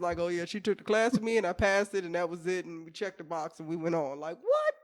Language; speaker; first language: English; native; English